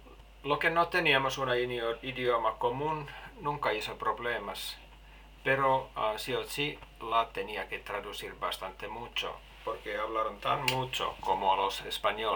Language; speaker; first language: Spanish; non-native, learner; Finnish